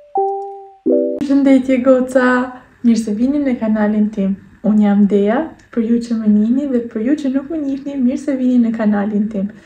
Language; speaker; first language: Albanian; native; Albanian